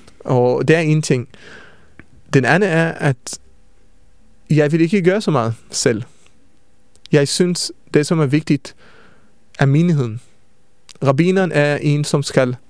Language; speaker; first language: Danish; early bilingual, heritage; Danish